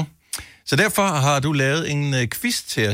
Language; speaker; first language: Danish; native; Danish